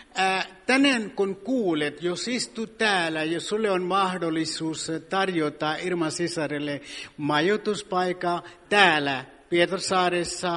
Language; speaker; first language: Finnish; non-native, fluent; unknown